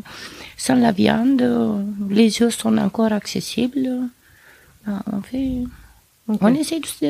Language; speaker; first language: French; non-native, fluent; Romanian